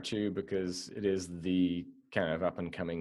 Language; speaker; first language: English; native; English